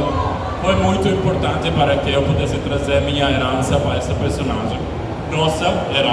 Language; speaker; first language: Portuguese; non-native, learner; Spanish